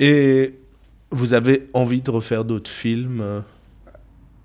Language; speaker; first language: French; native; French